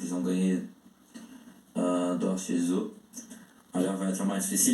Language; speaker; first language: French; non-native, learner; Portuguese